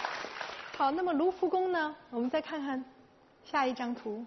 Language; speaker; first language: Chinese; native; Chinese